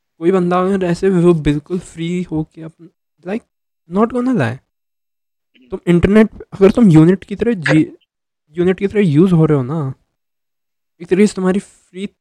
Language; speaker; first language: Hindi; native; Hindi